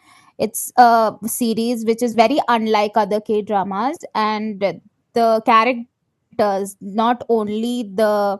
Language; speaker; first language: English; non-native, local second language; Malayalam